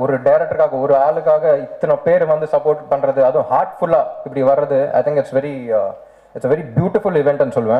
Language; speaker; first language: Tamil; non-native, local second language; Telugu